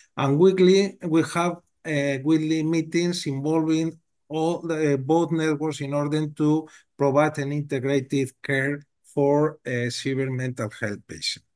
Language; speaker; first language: English; non-native, learner; Spanish